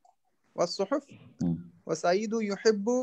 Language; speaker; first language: Arabic; non-native, learner; Urdu